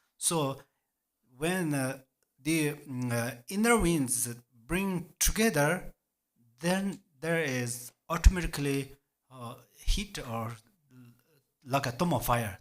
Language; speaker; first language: English; non-native, learner; Tibetan